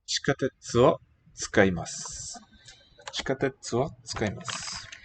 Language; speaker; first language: Japanese; non-native, learner; English